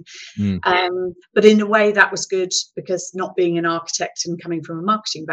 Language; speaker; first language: English; native; English